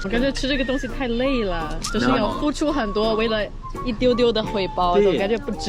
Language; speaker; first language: Chinese; non-native, fluent; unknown